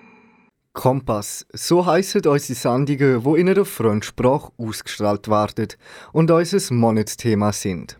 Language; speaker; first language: German; native; German